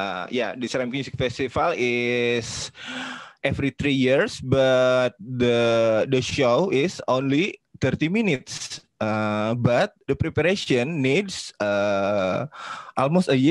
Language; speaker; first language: English; non-native, learner; Indonesian